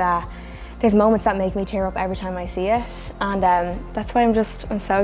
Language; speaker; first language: English; native; English